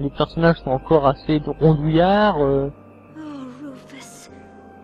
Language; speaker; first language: French; native; French